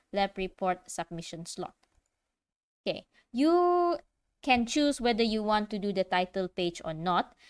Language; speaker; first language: English; non-native, local second language; Malay